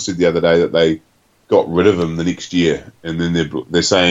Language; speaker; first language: English; native; English